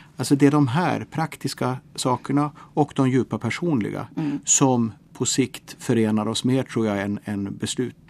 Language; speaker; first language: Swedish; native; Swedish